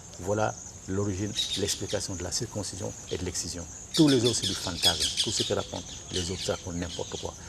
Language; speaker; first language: French; non-native, local second language; Bambara